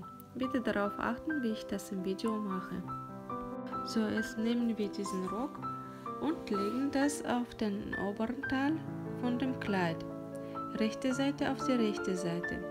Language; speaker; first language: German; non-native, fluent; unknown